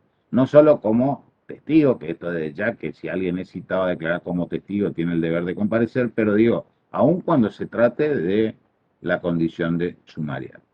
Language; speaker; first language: Spanish; native; Spanish